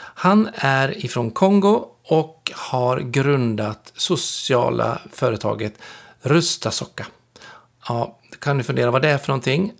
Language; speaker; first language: Swedish; native; Swedish